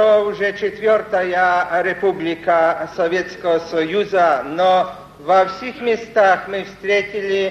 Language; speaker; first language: Russian; non-native, fluent; Polish